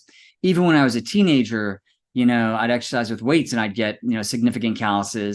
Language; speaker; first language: English; native; English